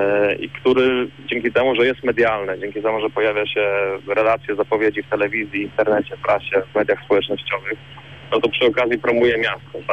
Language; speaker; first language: Polish; native; Polish